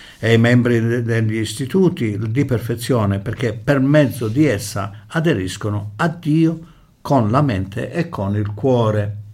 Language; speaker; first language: Italian; early bilingual, heritage; Italian